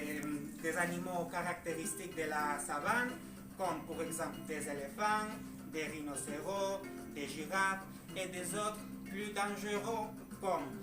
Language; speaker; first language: French; non-native, learner; Spanish